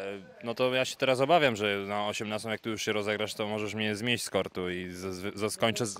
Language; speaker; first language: Polish; native; Polish